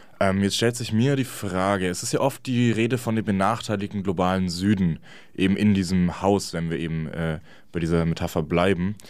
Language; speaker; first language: German; native; German